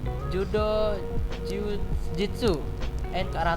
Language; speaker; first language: English; non-native, learner; Indonesian